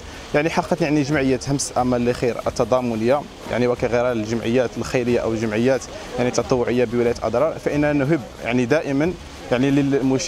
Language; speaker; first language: Arabic; native; Arabic